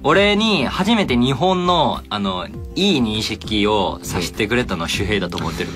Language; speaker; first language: Japanese; non-native, fluent; Korean